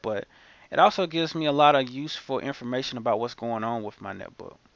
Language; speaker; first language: English; native; English